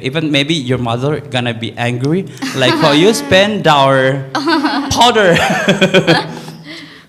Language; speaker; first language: English; non-native, learner; Indonesian